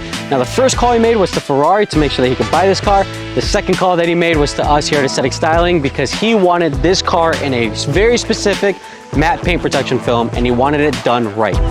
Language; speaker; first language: English; native; English